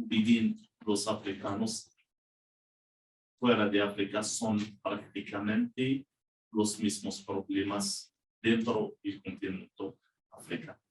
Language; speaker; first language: Spanish; non-native, learner; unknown